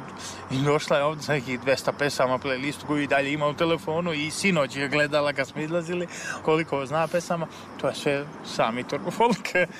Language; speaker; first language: Serbian; native; Serbian